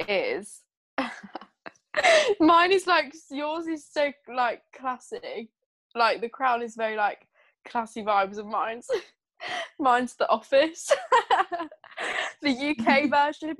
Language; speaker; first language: English; native; English